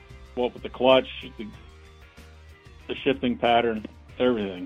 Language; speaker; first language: English; native; English